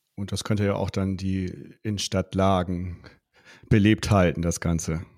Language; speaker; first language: German; native; German